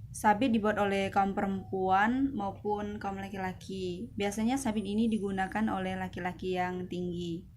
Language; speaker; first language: Indonesian; non-native, local second language; Malay